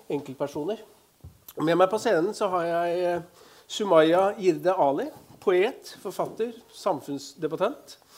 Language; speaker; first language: Norwegian; native; Norwegian